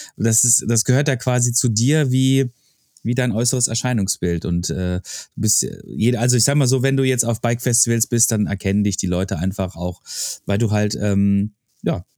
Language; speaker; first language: German; native; German